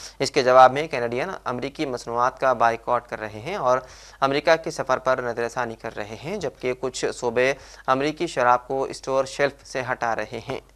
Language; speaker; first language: Urdu; native; Urdu